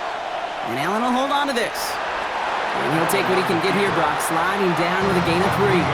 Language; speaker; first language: English; native; English